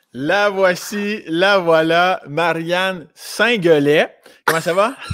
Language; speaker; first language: French; native; French